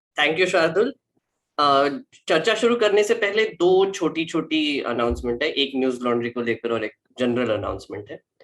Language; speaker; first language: Hindi; non-native, local second language; Marathi